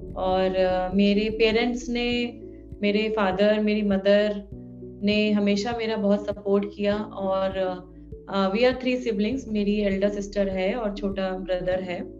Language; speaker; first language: Hindi; native; Hindi